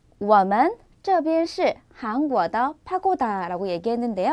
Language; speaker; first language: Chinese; non-native, fluent; Korean